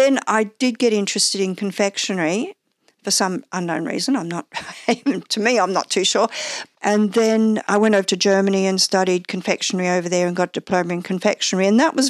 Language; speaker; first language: English; native; English